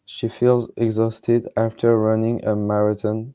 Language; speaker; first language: English; non-native, learner; French